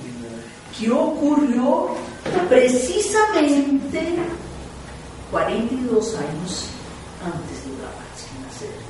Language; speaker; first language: Spanish; non-native, fluent; Portuguese